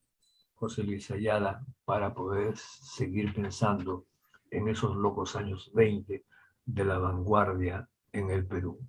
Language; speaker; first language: Spanish; native; Spanish